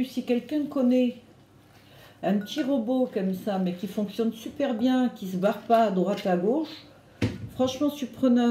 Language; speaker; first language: French; native; French